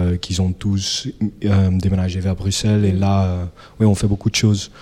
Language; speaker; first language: French; non-native, local second language; Dutch